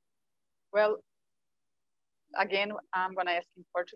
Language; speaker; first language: English; non-native, fluent; Portuguese